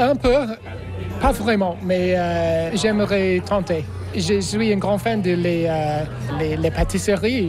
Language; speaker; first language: French; non-native, fluent; English